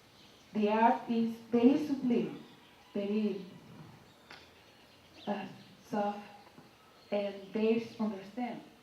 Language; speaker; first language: English; non-native, learner; Spanish